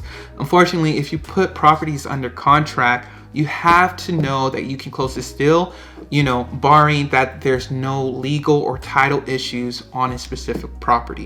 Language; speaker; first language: English; native; English